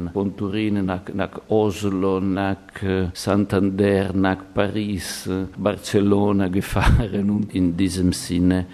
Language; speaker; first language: German; non-native, fluent; Italian